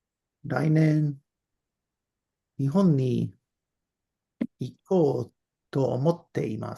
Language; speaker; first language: Japanese; non-native, learner; English